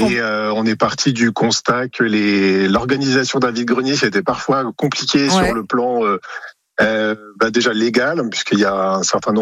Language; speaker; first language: French; native; French